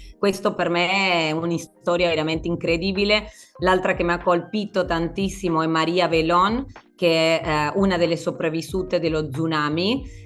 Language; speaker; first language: Italian; non-native, fluent; Spanish